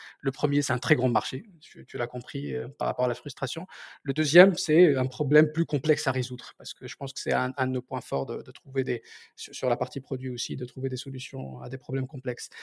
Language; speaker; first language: French; non-native, local second language; Berber languages